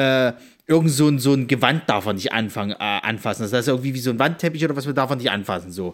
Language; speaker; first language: German; native; German